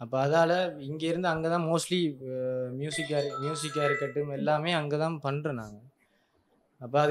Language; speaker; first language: Tamil; native; Tamil